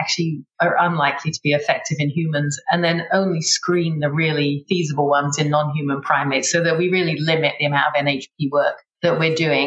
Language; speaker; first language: English; native; English